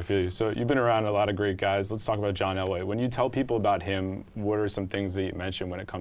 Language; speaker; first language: English; native; English